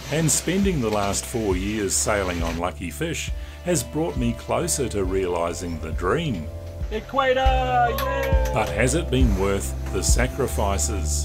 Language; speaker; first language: English; native; English